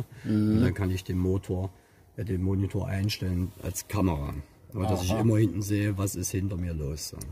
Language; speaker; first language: German; native; German